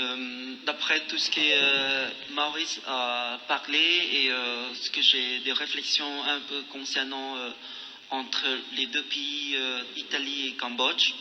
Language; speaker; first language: French; non-native, fluent; Khmer